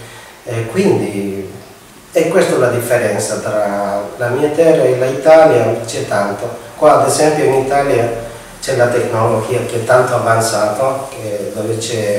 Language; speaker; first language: Italian; non-native, fluent; Spanish